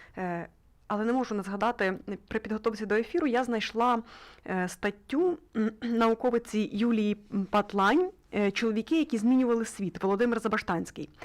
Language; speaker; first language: Ukrainian; native; Ukrainian